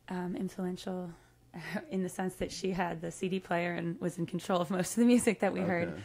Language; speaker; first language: English; native; English